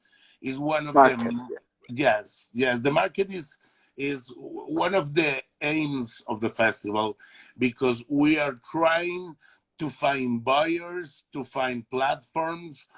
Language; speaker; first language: English; non-native, learner; Spanish